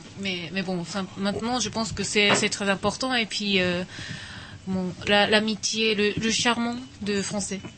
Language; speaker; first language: French; non-native, learner; Japanese